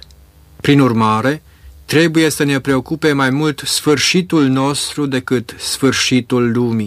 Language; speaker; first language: Romanian; native; Romanian